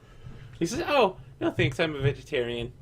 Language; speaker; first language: English; native; English